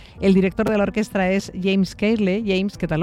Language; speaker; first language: Spanish; native; Spanish